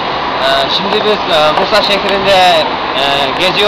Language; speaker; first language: Turkish; non-native, learner; Kyrgyz